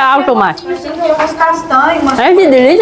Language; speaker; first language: Portuguese; non-native, learner; Vietnamese